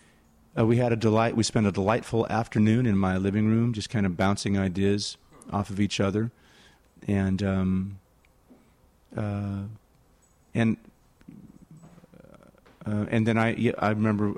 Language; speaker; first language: English; native; English